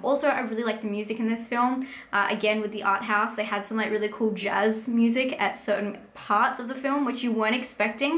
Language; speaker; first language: English; native; English